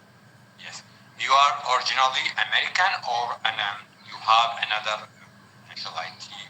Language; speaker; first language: English; non-native, learner; Arabic